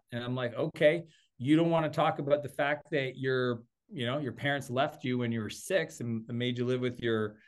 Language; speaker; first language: English; native; English